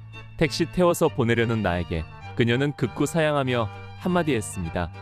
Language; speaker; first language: Korean; native; Korean